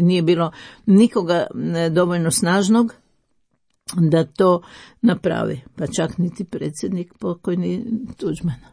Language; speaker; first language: Croatian; native; Croatian